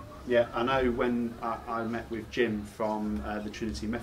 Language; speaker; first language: English; native; English